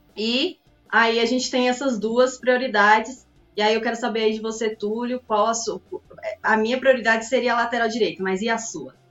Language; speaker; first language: Portuguese; native; Portuguese